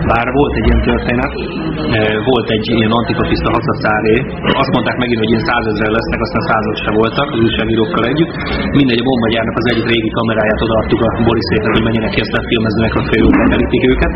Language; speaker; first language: Hungarian; native; Hungarian